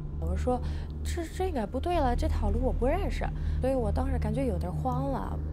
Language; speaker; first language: Chinese; non-native, fluent; English